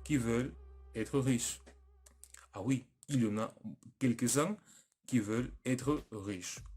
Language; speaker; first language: French; non-native, fluent; Spanish